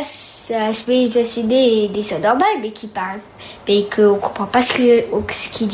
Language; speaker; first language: French; early bilingual, heritage; French